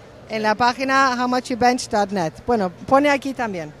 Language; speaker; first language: Spanish; native; Spanish